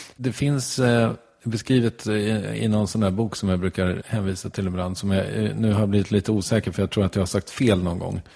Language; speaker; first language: Swedish; native; Swedish